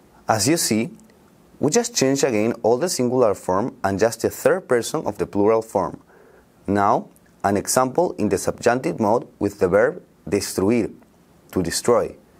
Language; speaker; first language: English; non-native, fluent; Spanish